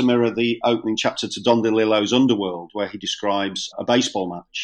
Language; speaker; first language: English; native; English